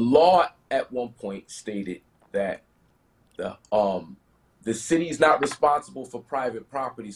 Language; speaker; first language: English; native; English